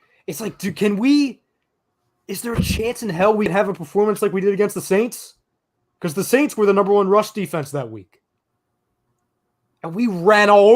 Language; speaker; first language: English; native; English